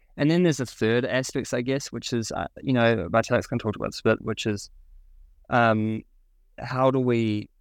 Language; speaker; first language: English; native; English